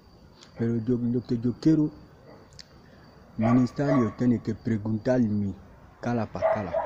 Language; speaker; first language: Spanish; non-native, learner; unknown